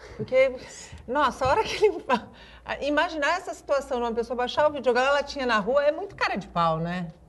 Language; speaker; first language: Portuguese; native; Portuguese